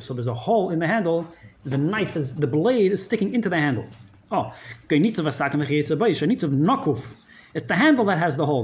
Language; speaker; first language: English; native; English